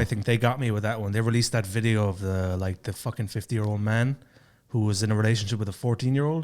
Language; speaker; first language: English; native; English